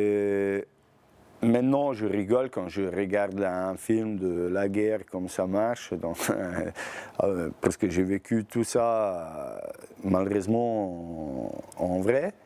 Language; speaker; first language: French; non-native, fluent; Bosnian